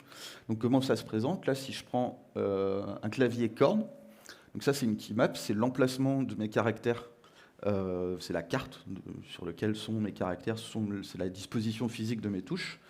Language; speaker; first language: French; native; French